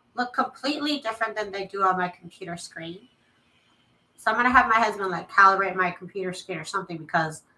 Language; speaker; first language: English; native; English